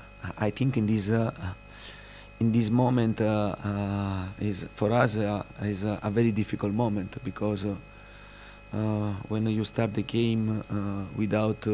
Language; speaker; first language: English; non-native, fluent; Italian